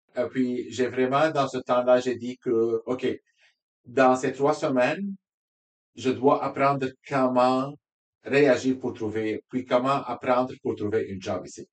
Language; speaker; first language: French; non-native, local second language; Arabic